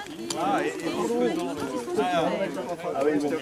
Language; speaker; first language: French; native; French